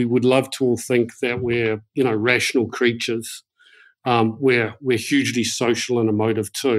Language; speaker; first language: English; native; English